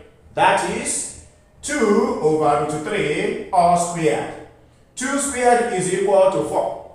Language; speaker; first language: English; non-native, local second language; Igbo